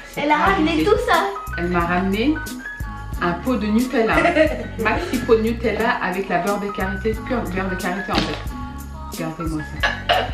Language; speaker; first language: French; non-native, local second language; Fula